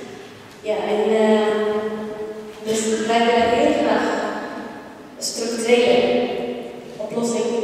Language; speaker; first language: Dutch; non-native, learner; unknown